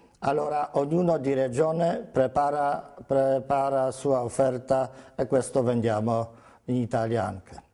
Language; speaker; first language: Italian; non-native, fluent; Polish